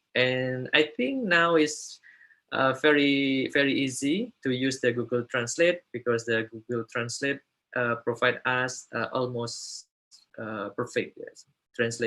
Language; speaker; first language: English; non-native, fluent; Indonesian